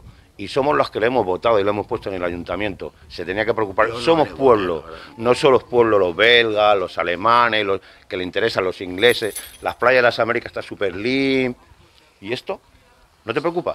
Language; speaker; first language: Spanish; native; Spanish